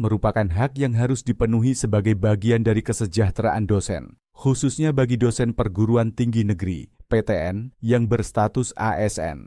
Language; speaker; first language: Indonesian; native; Indonesian